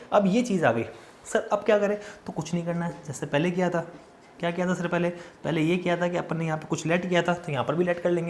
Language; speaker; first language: Hindi; native; Hindi